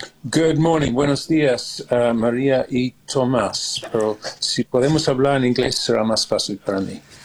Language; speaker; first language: Spanish; non-native, learner; English